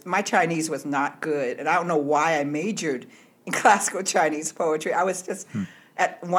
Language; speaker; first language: English; early bilingual, other home language; Cantonese